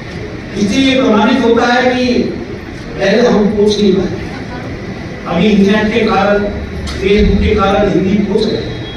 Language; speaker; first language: Hindi; non-native, local second language; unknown